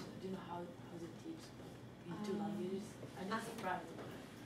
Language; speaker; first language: English; non-native, learner; Japanese